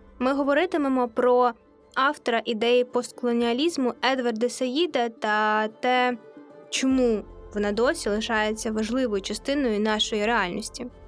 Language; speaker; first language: Ukrainian; native; Ukrainian